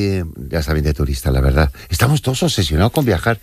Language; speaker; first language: Spanish; native; Spanish